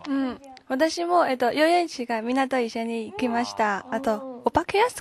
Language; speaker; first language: Japanese; non-native, learner; Chinese